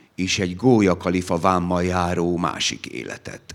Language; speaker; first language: Hungarian; native; Hungarian